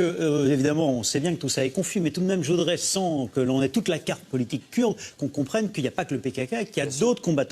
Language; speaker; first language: French; native; French